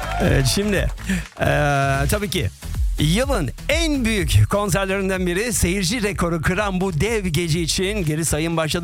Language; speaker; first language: Turkish; early bilingual, other home language; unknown